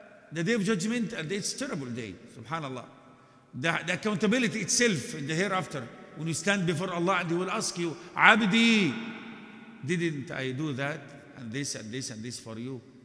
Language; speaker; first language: English; non-native, fluent; Arabic